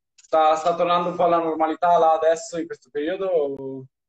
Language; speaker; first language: Italian; native; Italian